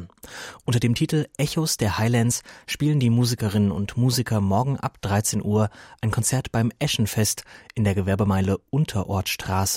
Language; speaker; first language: German; native; German